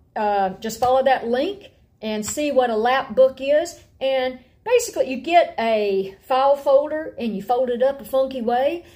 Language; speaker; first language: English; native; English